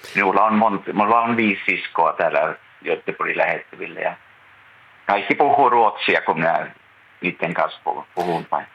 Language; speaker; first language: Finnish; native; Finnish